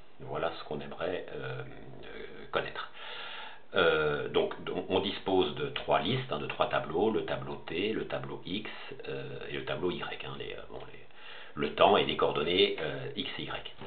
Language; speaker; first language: French; native; French